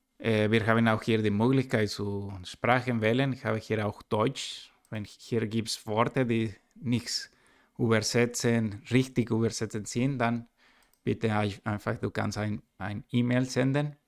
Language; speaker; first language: German; non-native, learner; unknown